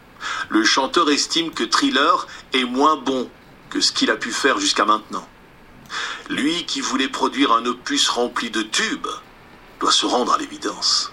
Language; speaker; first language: French; native; French